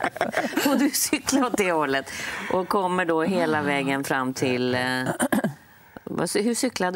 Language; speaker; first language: Swedish; native; Swedish